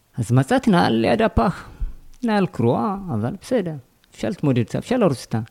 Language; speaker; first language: Hebrew; non-native, fluent; Amharic